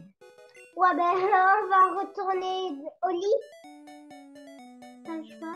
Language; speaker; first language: French; native; French